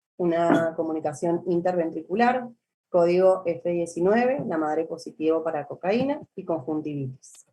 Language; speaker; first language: Spanish; native; Spanish